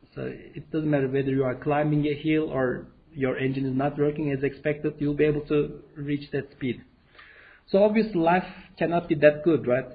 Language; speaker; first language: English; non-native, fluent; Turkish